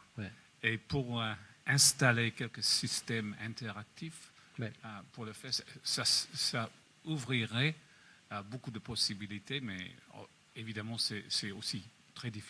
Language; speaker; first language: French; non-native, fluent; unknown